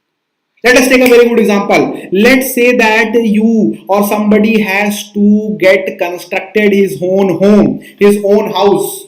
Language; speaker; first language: English; non-native, local second language; Hindi